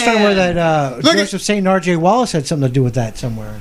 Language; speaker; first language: English; native; English